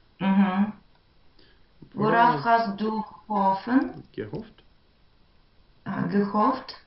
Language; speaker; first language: German; non-native, learner; Ukrainian